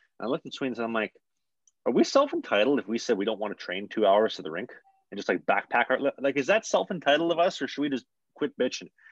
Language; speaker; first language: English; native; English